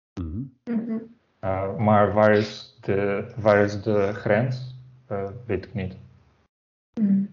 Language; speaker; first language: Dutch; non-native, learner; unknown